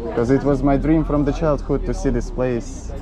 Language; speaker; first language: English; non-native, learner; Russian